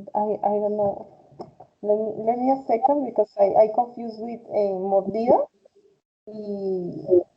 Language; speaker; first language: English; non-native, fluent; Spanish